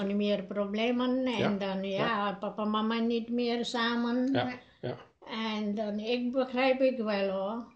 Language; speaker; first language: Dutch; non-native, learner; Nepali